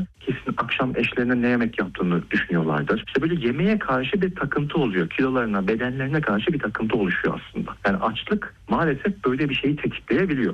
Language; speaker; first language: Turkish; native; Turkish